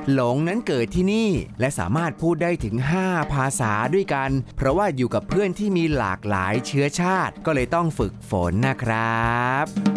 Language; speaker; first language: Thai; native; Thai